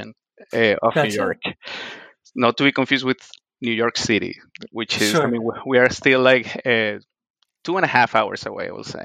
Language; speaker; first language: English; non-native, fluent; Spanish